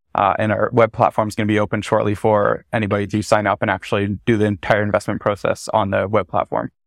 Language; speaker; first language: English; native; English